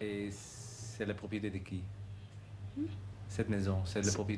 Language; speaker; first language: French; non-native, fluent; Dutch